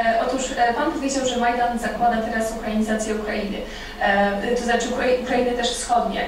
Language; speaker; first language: Polish; non-native, fluent; Ukrainian